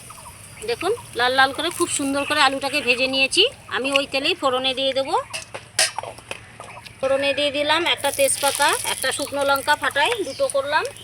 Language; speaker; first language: Bangla; native; Bangla